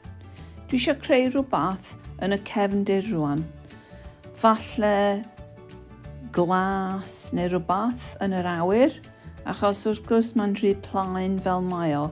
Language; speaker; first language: Welsh; non-native, local second language; English